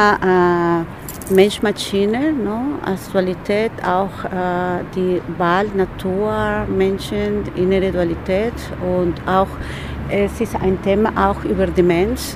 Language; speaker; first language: German; non-native, fluent; Spanish